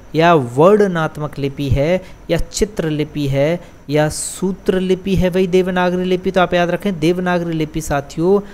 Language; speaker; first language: Hindi; native; Hindi